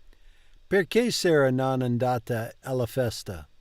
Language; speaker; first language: Italian; non-native, learner; English